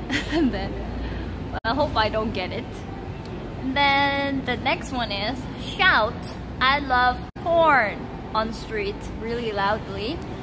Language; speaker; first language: English; non-native, learner; Korean